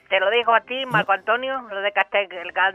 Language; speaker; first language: Spanish; native; Spanish